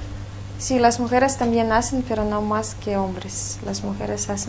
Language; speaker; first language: Spanish; non-native, fluent; Russian